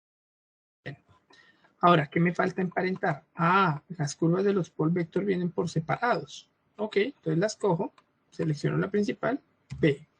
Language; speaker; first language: Spanish; native; Spanish